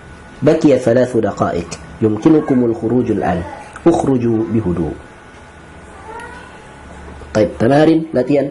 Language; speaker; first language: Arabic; non-native, fluent; Indonesian